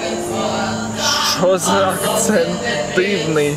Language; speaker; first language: Ukrainian; non-native, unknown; English